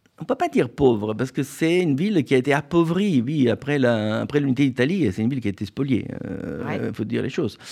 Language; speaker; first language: French; non-native, fluent; Italian